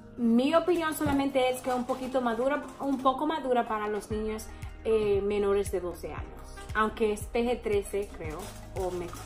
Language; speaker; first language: Spanish; early bilingual, heritage; Spanish